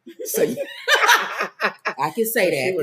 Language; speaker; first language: English; native; English